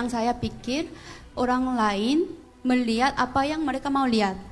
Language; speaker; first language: Indonesian; non-native, fluent; Korean